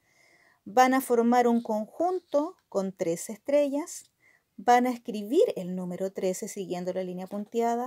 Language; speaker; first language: Spanish; native; Spanish